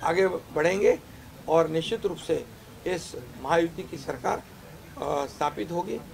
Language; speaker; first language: Hindi; non-native, local second language; Marathi